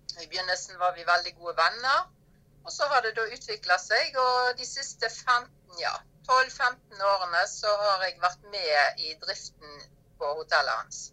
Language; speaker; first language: Norwegian; native; Norwegian